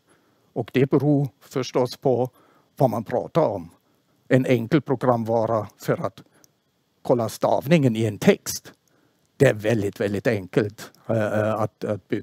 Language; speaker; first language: Swedish; non-native, fluent; German